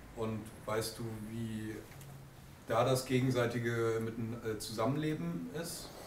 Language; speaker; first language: German; native; German